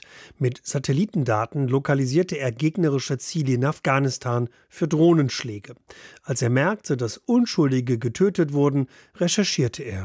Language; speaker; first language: German; native; German